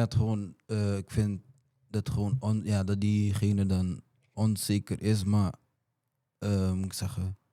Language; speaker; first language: Dutch; early bilingual, other home language; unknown